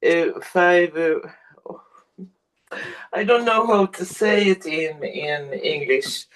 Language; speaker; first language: English; non-native, learner; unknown